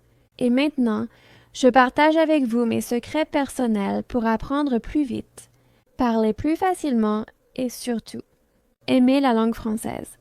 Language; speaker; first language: French; non-native, fluent; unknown